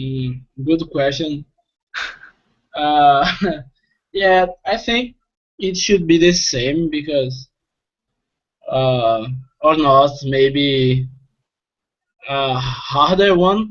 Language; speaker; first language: English; non-native, fluent; Portuguese